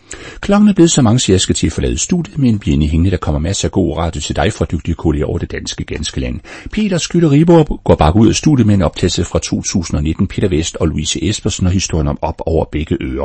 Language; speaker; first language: Danish; native; Danish